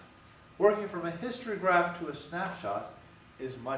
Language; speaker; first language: English; native; English